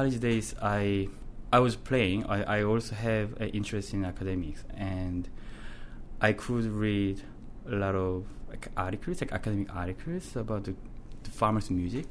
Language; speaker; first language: English; non-native, fluent; Korean